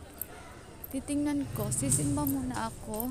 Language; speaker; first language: Filipino; native; Filipino